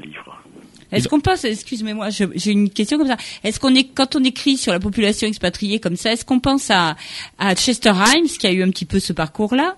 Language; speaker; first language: French; native; French